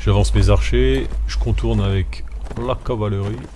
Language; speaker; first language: French; native; French